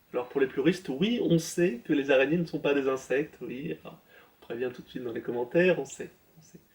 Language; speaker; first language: French; native; French